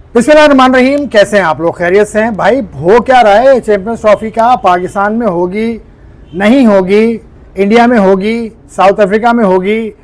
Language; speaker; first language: Urdu; native; Urdu